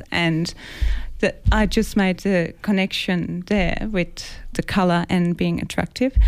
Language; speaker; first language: English; non-native, fluent; Greek